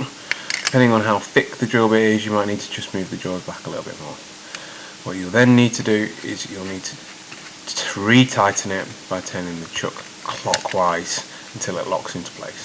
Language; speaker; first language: English; native; English